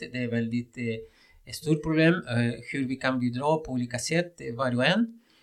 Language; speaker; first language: Swedish; non-native, fluent; Spanish